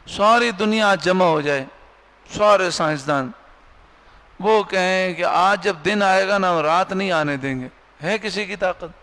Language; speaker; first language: Urdu; native; Urdu